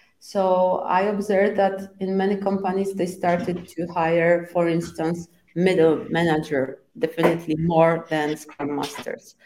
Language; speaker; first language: English; non-native, fluent; Polish